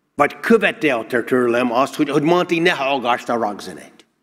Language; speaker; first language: Hungarian; non-native, learner; English